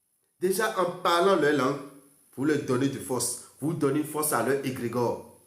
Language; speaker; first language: French; non-native, local second language; Fon